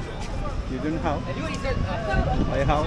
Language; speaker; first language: English; non-native, learner; Persian